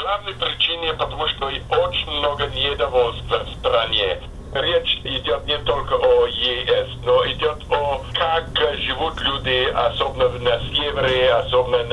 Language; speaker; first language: Russian; non-native, fluent; English